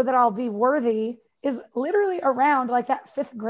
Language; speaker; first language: English; native; English